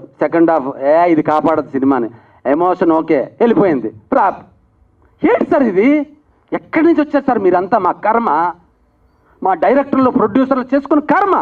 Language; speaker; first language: Telugu; native; Telugu